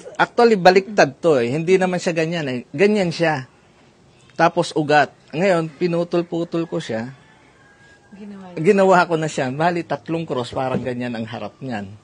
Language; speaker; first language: Filipino; non-native, local second language; Pampanga